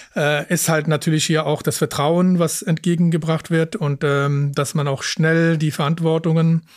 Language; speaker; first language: German; early bilingual, other home language; Punjabi